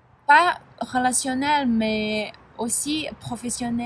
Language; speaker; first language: French; non-native, learner; Spanish